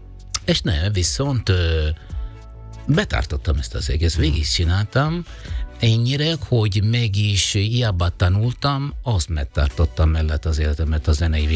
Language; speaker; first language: Hungarian; non-native, learner; Italian